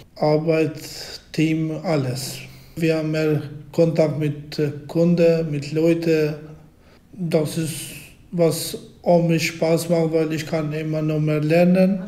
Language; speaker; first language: German; non-native, learner; Albanian